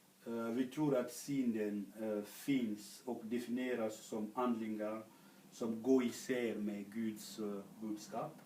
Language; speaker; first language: Swedish; non-native, fluent; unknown